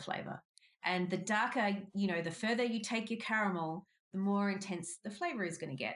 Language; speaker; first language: English; native; English